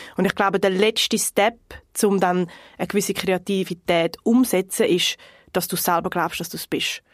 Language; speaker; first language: German; non-native, fluent; Portuguese